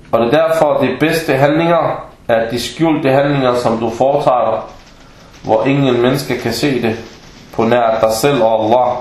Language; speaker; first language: Danish; non-native, fluent; Arabic